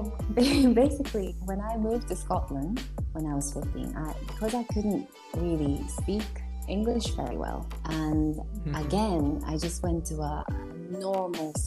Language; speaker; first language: English; non-native, fluent; Japanese